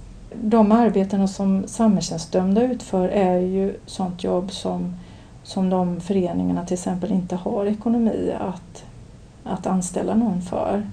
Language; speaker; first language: Swedish; native; Swedish